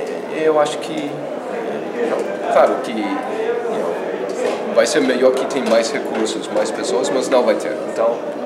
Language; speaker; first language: Portuguese; non-native, fluent; English